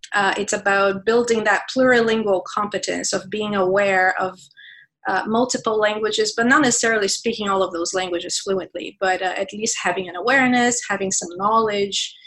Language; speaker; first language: English; non-native, fluent; Portuguese